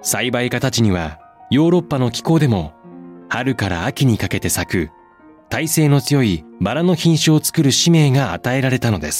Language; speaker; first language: Japanese; native; Japanese